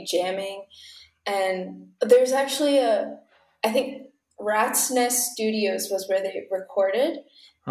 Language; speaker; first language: English; native; English